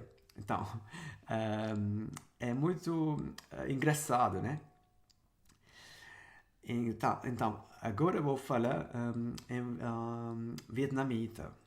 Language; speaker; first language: Portuguese; non-native, fluent; Sinhala